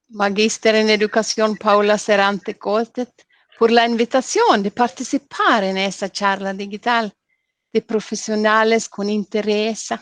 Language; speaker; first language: Spanish; non-native, learner; Norwegian